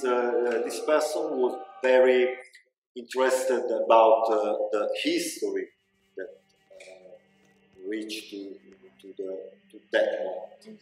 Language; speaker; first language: English; non-native, learner; Italian